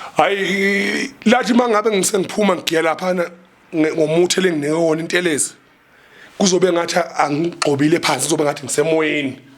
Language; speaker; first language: Zulu; native; Zulu